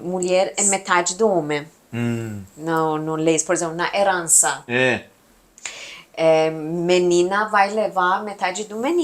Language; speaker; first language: Portuguese; non-native, learner; Persian